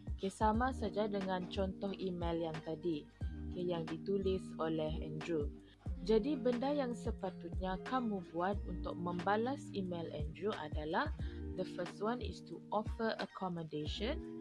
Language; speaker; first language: Malay; native; Malay